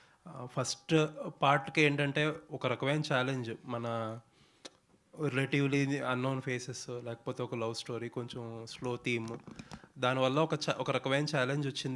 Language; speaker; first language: Telugu; native; Telugu